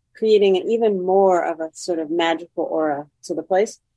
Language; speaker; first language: English; native; English